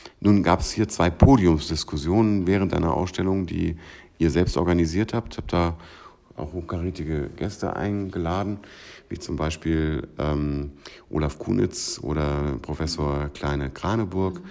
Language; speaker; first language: German; native; German